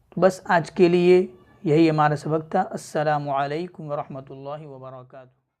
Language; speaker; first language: Hindi; native; Hindi